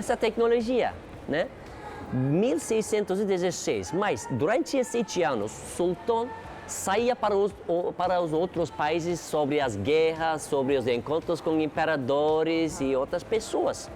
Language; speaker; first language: Portuguese; non-native, learner; Turkish